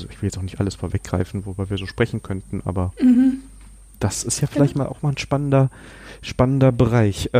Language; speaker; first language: German; native; German